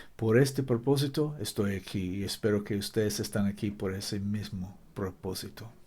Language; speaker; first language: Spanish; non-native, fluent; English